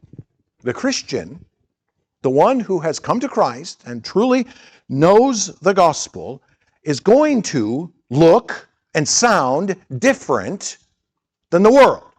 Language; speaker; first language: English; native; English